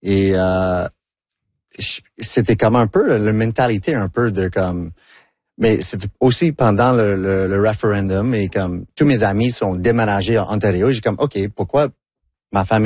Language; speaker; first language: French; non-native, local second language; English